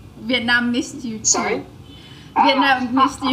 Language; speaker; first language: English; non-native, learner; Vietnamese